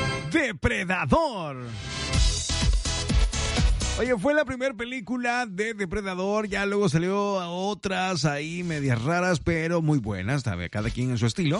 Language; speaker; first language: Spanish; native; Spanish